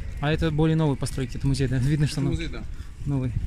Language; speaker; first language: Russian; native; Russian